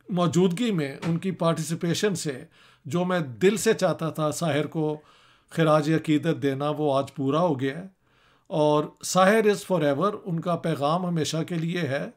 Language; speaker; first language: Urdu; non-native, local second language; Punjabi